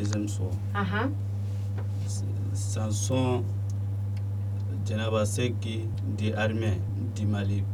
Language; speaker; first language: French; non-native, learner; Bambara